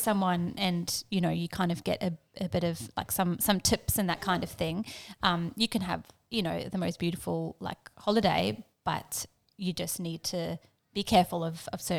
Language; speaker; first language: English; native; English